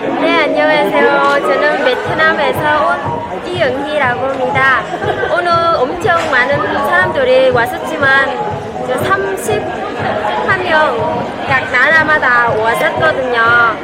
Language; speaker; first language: Korean; non-native, learner; Vietnamese